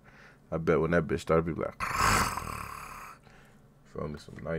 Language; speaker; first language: English; native; English